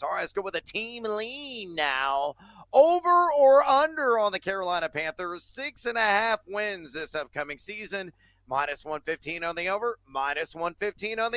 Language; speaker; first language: English; native; English